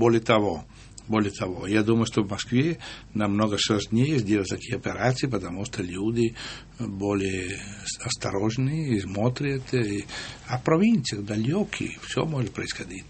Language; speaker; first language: Russian; non-native, learner; English